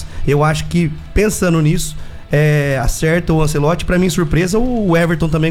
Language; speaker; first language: Portuguese; native; Portuguese